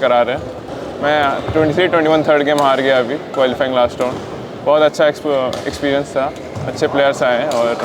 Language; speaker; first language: Hindi; non-native, local second language; Odia